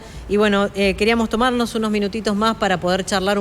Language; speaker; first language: Spanish; native; Spanish